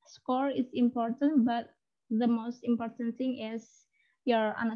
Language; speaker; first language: English; non-native, fluent; Indonesian